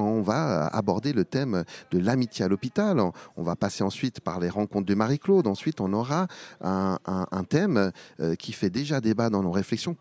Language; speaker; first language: French; native; French